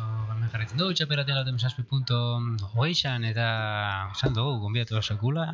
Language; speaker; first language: Basque; native; Basque